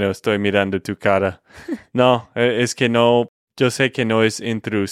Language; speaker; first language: Spanish; non-native, fluent; English